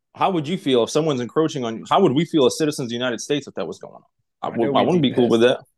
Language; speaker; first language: English; non-native, fluent; Uzbek